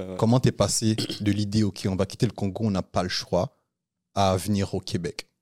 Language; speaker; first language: French; native; French